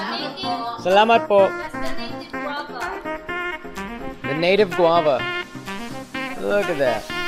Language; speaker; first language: Filipino; non-native, learner; English